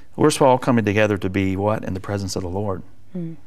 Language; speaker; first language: English; native; English